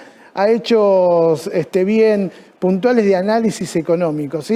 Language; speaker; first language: Spanish; native; Spanish